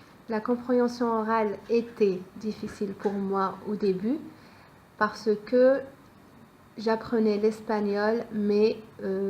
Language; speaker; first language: French; native; French